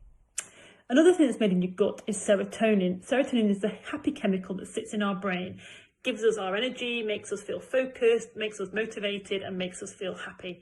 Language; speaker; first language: English; native; English